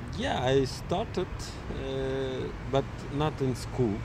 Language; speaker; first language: English; non-native, learner; Uzbek